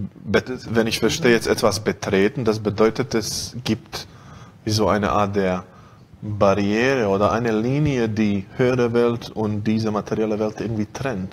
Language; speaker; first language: German; non-native, fluent; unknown